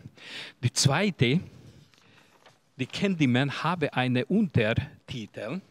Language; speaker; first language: German; non-native, learner; Hungarian